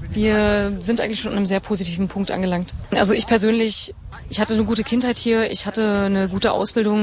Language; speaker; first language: German; native; German